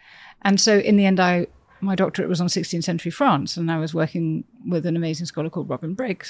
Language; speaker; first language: English; native; English